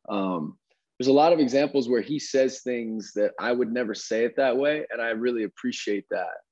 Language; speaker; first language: English; native; English